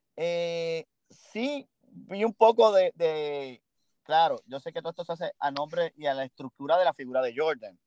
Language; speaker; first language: Spanish; early bilingual, heritage; Spanish